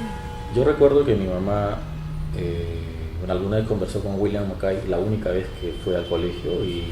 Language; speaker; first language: Spanish; native; Spanish